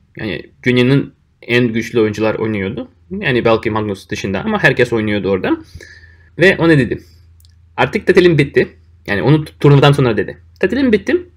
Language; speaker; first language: Turkish; non-native, fluent; Russian